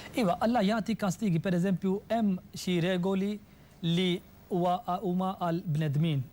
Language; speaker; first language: Maltese; non-native, fluent; Urdu